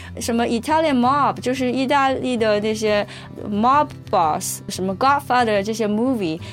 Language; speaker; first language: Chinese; native; Chinese